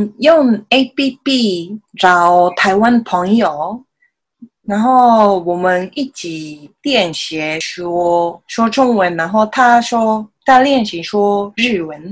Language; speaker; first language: Chinese; non-native, learner; Japanese